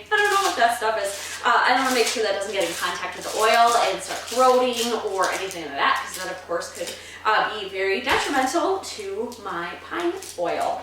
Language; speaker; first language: English; native; English